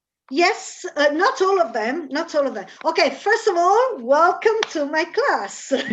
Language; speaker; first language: English; non-native, fluent; Italian